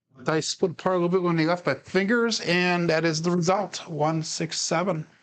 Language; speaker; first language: English; native; English